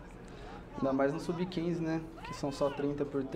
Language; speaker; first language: Portuguese; native; Portuguese